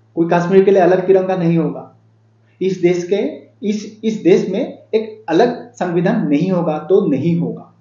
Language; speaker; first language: Hindi; non-native, local second language; Assamese